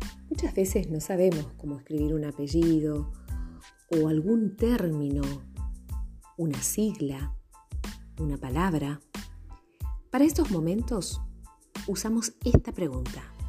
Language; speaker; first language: Spanish; native; Spanish